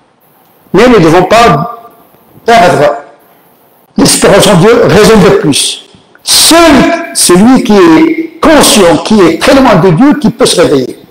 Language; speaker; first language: French; native; French